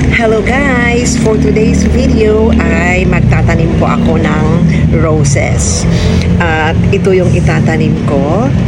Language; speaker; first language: Filipino; non-native, local second language; Cebuano